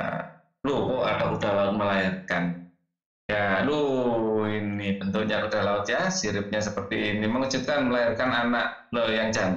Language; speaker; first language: Indonesian; native; Indonesian